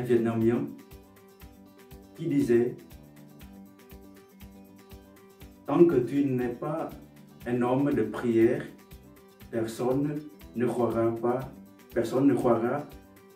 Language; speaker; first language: French; non-native, fluent; Vietnamese